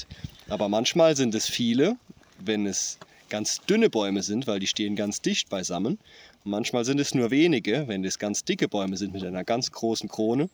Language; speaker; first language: German; native; German